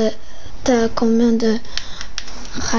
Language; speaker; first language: French; native; French